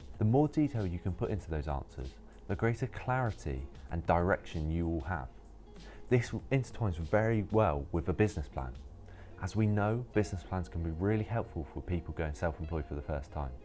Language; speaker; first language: English; native; English